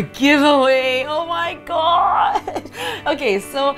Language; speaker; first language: English; native; English